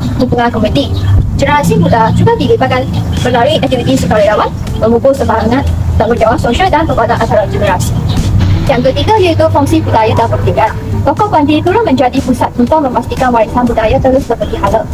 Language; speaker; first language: Malay; non-native, local second language; Chinese